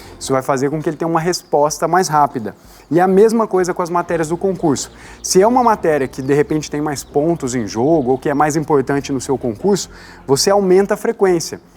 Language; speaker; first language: Portuguese; native; Portuguese